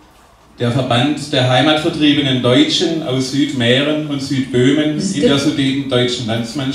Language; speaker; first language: German; native; German